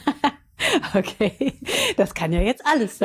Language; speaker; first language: German; native; German